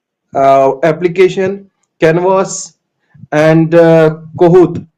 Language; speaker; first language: English; non-native, local second language; Kashmiri